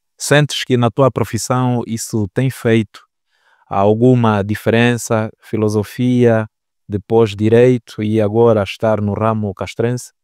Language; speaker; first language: Portuguese; native; Portuguese